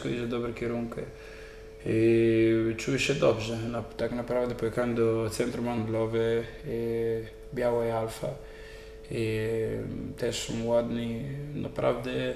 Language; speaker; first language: Polish; non-native, learner; Italian